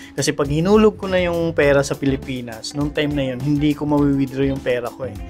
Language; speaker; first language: Filipino; native; Filipino